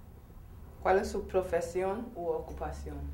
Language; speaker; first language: Spanish; non-native, fluent; English